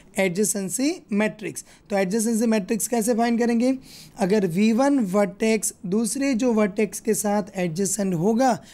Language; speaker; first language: Hindi; non-native, local second language; Gujarati